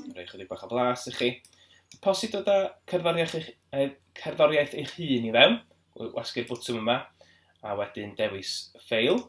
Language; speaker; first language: Welsh; native; Welsh